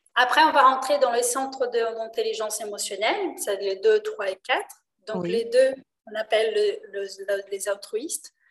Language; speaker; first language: French; non-native, fluent; Portuguese